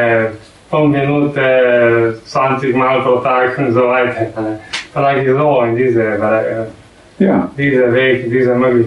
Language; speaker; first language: German; non-native, learner; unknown